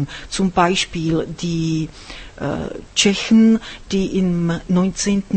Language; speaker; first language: German; non-native, fluent; Czech